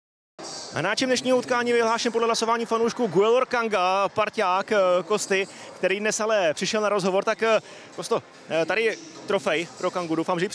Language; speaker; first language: Czech; native; Czech